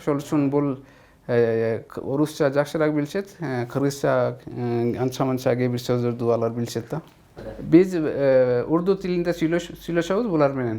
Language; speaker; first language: Kyrgyz; non-native, fluent; Urdu